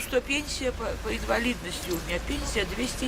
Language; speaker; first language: Russian; native; Russian